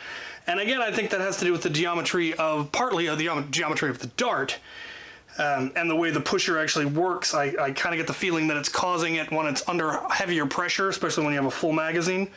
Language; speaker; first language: English; native; English